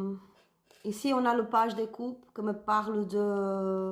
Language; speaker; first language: French; non-native, learner; Spanish